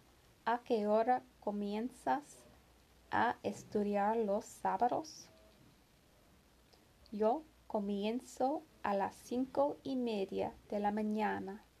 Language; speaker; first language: Spanish; non-native, learner; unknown